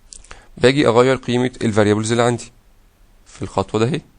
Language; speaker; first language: Arabic; native; Arabic